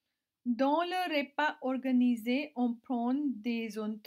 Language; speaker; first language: French; non-native, learner; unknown